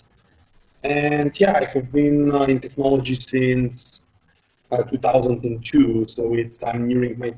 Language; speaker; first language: English; non-native, fluent; Bulgarian